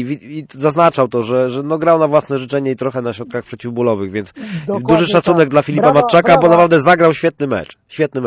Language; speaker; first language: Polish; native; Polish